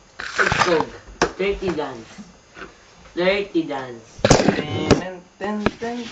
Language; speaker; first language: Filipino; native; Filipino